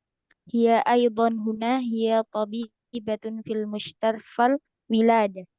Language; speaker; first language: Arabic; non-native, learner; Indonesian